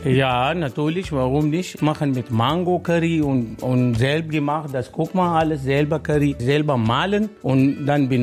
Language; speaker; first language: German; non-native, learner; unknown